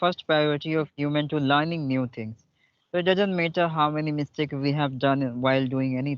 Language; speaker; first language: English; non-native, local second language; Hindi